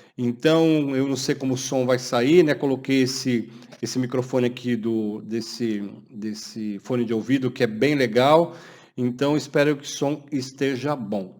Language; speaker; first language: Portuguese; native; Portuguese